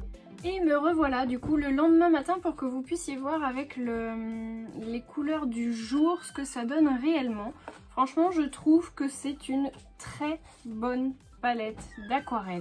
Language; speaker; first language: French; native; French